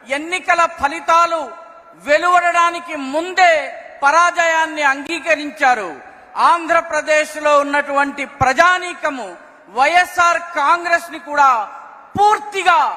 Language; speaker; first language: Telugu; native; Telugu